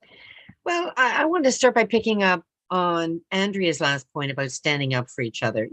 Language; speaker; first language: English; native; English